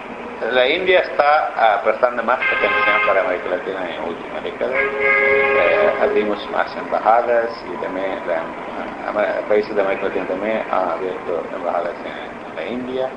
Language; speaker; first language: Spanish; non-native, learner; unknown